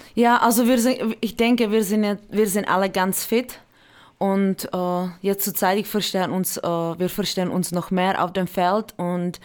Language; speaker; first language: German; non-native, fluent; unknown